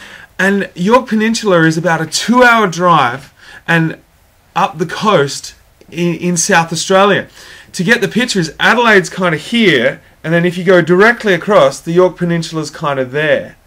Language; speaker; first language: English; native; English